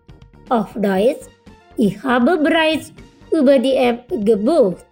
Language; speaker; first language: German; non-native, fluent; Indonesian